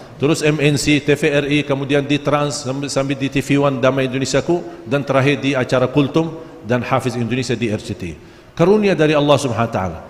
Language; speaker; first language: Malay; non-native, fluent; Arabic